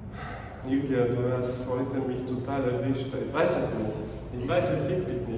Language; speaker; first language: German; non-native, fluent; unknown